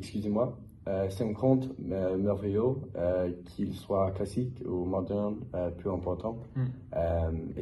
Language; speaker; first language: French; non-native, fluent; English